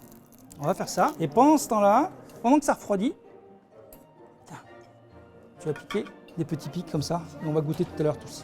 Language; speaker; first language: French; native; French